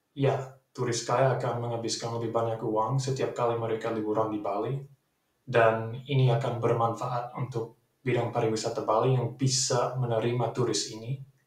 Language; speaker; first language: Indonesian; non-native, fluent; English